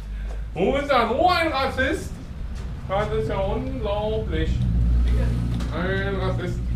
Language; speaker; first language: German; native; German